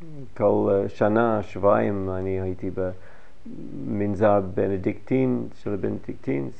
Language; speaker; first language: Hebrew; non-native, fluent; English